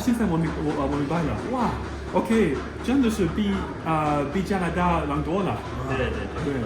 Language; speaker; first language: Chinese; non-native, learner; English